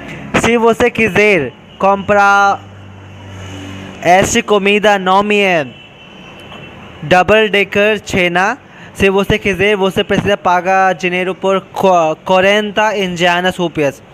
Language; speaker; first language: Portuguese; non-native, learner; Hindi